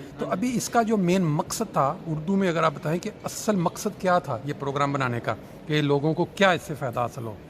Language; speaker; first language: Urdu; non-native, local second language; Punjabi